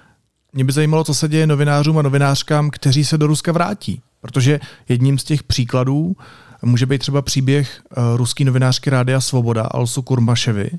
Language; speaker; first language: Czech; native; Czech